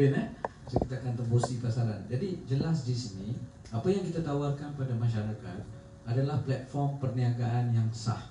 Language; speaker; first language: Malay; native; Malay